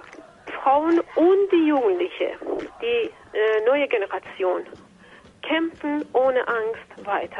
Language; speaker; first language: German; non-native, fluent; Persian